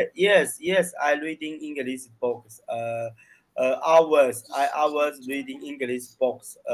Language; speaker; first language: English; non-native, learner; Chinese